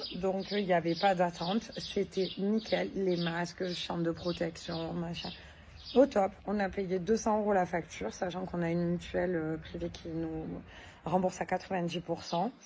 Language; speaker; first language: French; native; French